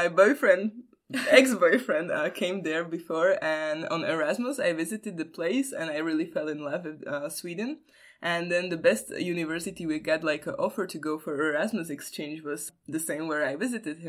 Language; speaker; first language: English; non-native, fluent; Slovak